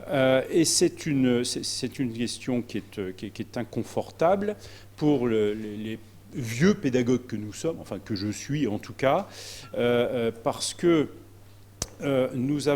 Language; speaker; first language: French; native; French